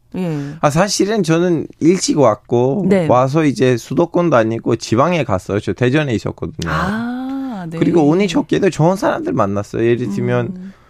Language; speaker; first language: Korean; non-native, fluent; Turkish